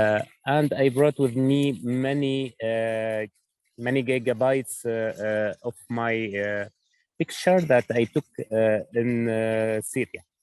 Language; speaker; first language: English; non-native, learner; Arabic